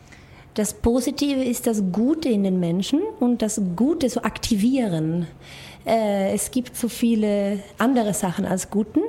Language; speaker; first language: German; non-native, fluent; Swedish